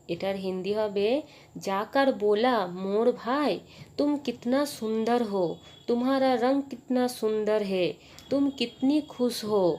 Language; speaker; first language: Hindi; non-native, local second language; Bangla